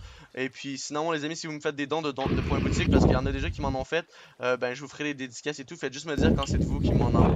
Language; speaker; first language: French; native; French